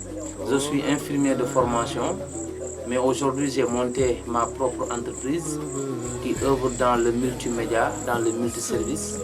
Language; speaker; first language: French; non-native, local second language; Mandingo